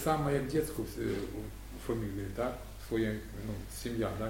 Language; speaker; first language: Polish; non-native, learner; Ukrainian